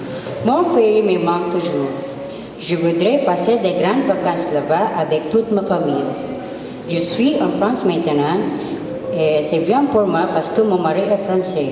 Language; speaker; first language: French; non-native, fluent; Filipino